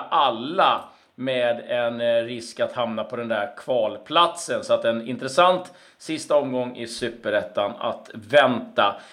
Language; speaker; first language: Swedish; native; Swedish